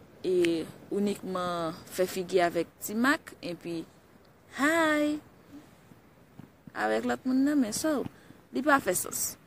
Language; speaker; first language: French; non-native, learner; Haitian Creole